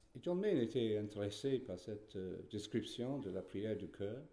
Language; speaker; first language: French; non-native, fluent; English